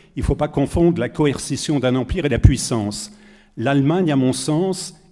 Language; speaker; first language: French; native; French